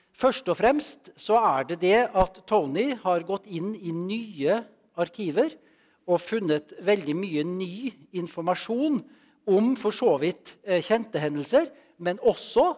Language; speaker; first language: Norwegian; native; Norwegian